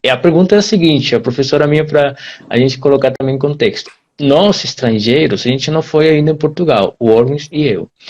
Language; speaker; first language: Portuguese; non-native, fluent; Spanish